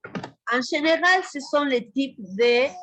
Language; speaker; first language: French; non-native, fluent; Spanish